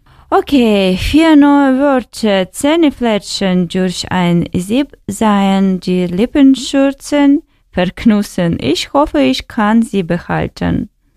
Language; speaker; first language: German; non-native, learner; Russian